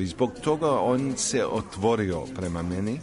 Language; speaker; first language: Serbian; non-native, fluent; English